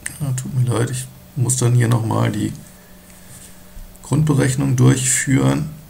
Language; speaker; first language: German; native; German